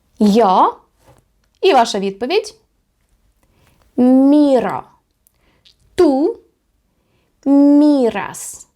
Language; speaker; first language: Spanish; non-native, fluent; Ukrainian